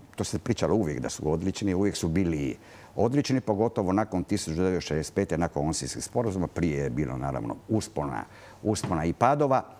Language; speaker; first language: Croatian; non-native, local second language; Italian